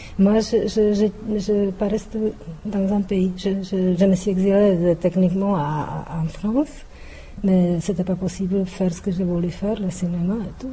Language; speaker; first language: French; non-native, fluent; Czech